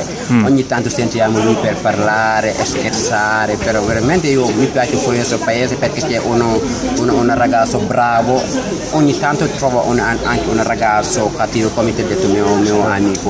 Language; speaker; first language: Italian; non-native, learner; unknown